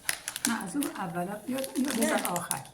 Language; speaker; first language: Persian; native; Persian